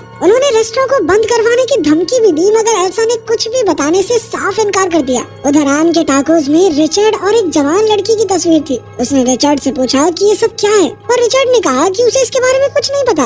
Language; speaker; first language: Hindi; native; Hindi